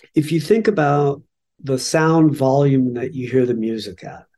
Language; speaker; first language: English; native; English